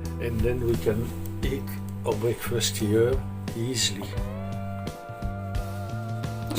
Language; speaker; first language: English; non-native, fluent; French